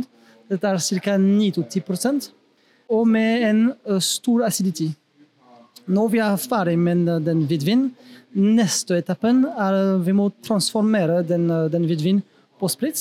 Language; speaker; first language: Norwegian; non-native, learner; French